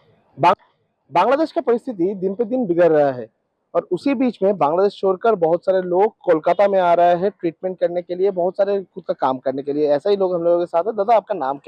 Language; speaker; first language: Hindi; non-native, local second language; Bangla